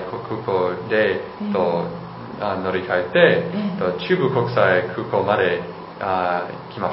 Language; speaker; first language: Japanese; non-native, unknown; English